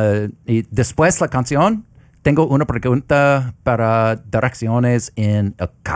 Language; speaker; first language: Spanish; non-native, learner; English